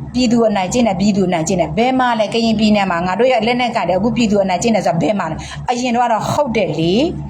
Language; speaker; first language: Burmese; non-native, local second language; S'gaw Karen